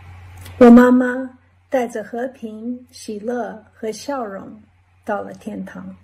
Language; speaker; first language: Chinese; early bilingual, heritage; English